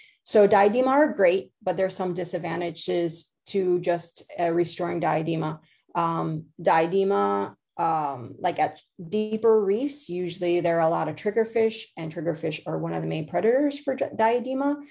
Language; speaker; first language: English; native; English